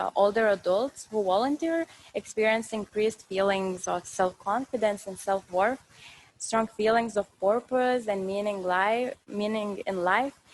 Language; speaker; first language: English; non-native, fluent; Lithuanian